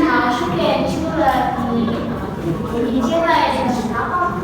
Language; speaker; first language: Chinese; non-native, learner; Indonesian